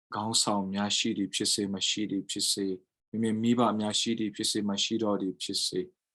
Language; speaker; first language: Burmese; non-native, local second language; Tedim Chin